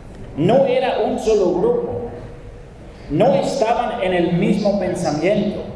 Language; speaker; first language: Spanish; non-native, fluent; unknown